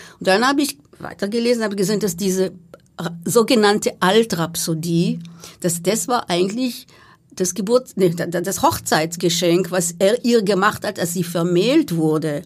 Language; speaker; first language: German; non-native, fluent; Hebrew